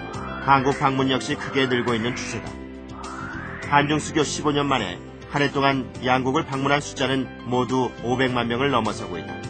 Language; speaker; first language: Korean; native; Korean